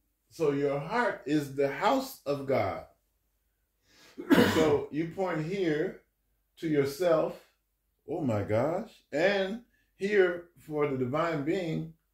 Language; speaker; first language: English; native; English